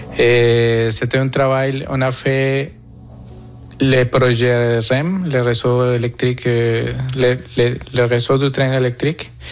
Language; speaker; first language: French; non-native, fluent; Spanish